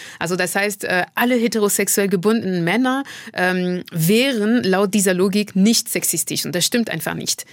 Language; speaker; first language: German; non-native, fluent; French